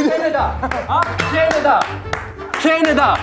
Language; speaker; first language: Korean; native; Korean